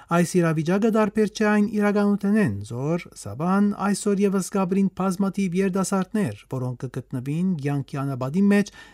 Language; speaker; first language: Armenian; early bilingual, heritage; Armenian